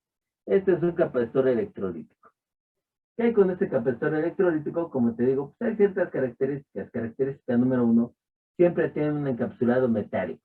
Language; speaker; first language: Spanish; native; Spanish